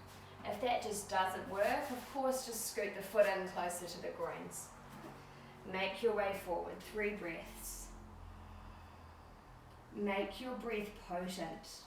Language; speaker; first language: English; native; English